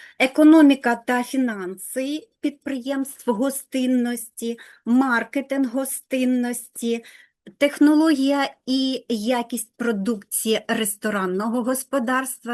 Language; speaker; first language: Ukrainian; non-native, local second language; Russian